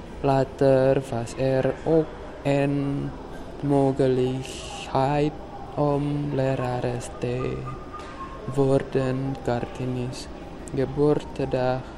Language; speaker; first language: Dutch; non-native, learner; Indonesian